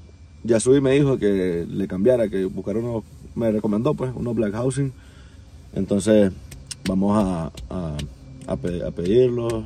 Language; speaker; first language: Spanish; native; Spanish